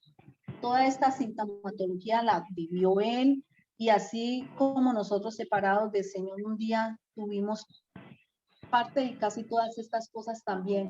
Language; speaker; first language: Spanish; native; Spanish